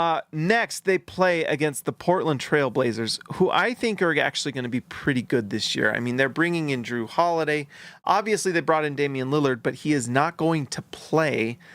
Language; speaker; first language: English; native; English